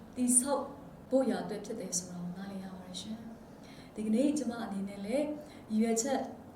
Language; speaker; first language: Burmese; non-native, local second language; Kachin